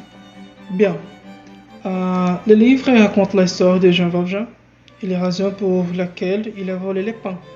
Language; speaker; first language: French; non-native, learner; Portuguese